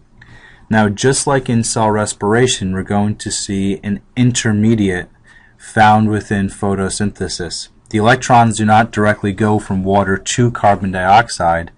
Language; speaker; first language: English; native; English